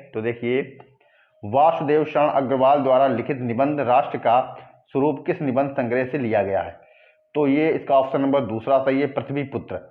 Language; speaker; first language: Hindi; native; Hindi